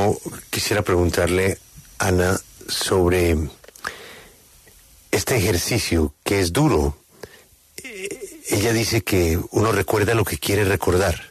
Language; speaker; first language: Spanish; native; Spanish